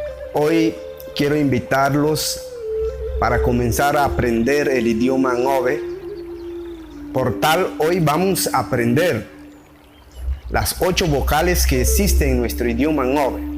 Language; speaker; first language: Spanish; non-native, local second language; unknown